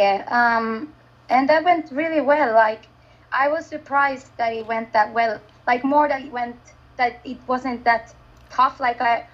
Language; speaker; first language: English; non-native, fluent; Finnish